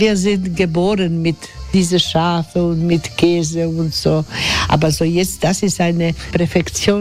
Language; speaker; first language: German; non-native, learner; Croatian